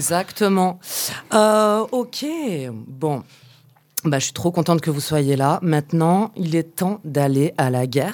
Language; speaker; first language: French; native; French